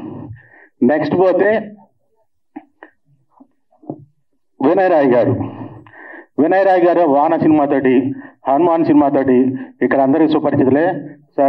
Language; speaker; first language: Telugu; native; Telugu